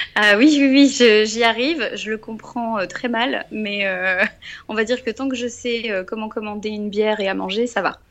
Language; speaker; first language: French; native; French